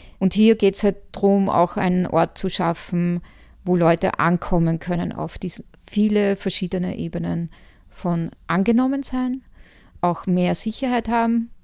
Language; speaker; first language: German; native; German